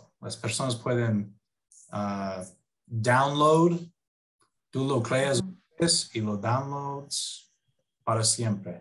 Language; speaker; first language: Spanish; non-native, fluent; English